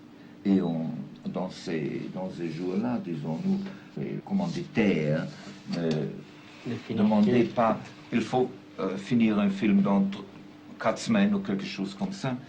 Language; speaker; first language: French; non-native, fluent; German